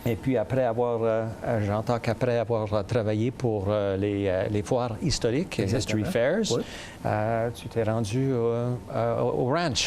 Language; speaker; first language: French; native; French